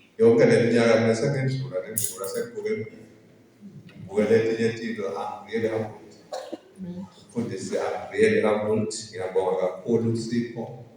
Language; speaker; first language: Zulu; non-native, local second language; Swati